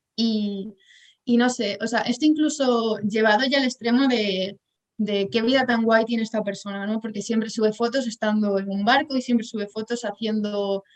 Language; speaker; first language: Spanish; native; Spanish